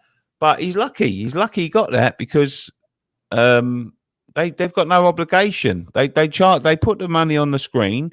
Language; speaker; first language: English; native; English